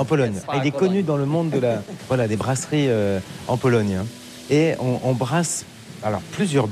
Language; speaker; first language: French; native; French